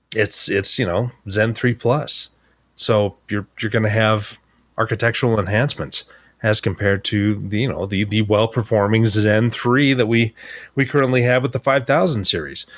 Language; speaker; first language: English; native; English